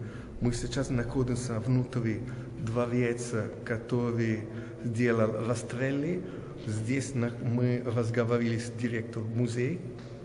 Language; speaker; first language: Russian; non-native, learner; Italian